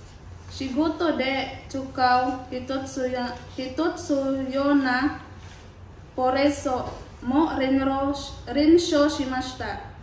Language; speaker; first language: Japanese; non-native, learner; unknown